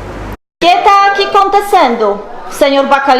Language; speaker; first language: Portuguese; non-native, learner; Polish